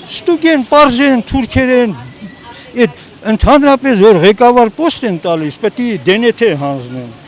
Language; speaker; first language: Armenian; native; Armenian